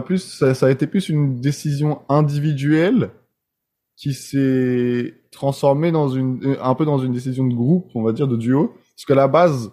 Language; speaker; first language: French; native; French